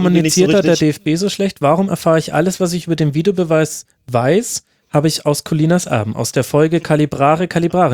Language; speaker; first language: German; native; German